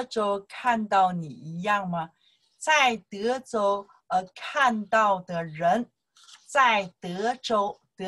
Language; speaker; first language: English; non-native, learner; Chinese